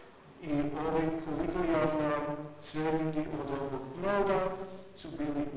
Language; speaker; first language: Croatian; non-native, learner; English